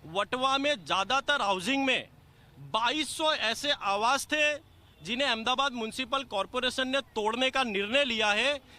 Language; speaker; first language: Hindi; non-native, local second language; Gujarati